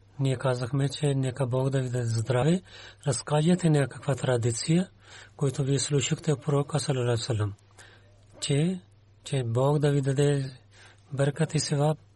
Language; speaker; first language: Bulgarian; non-native, learner; Urdu